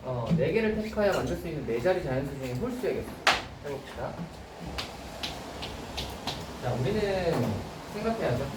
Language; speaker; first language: Korean; native; Korean